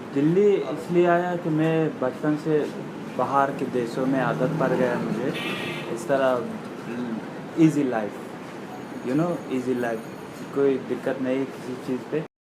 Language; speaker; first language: Hindi; non-native, learner; Persian